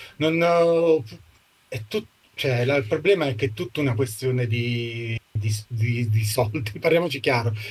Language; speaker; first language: Italian; native; Italian